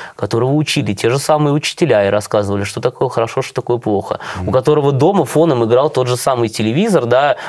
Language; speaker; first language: Russian; native; Russian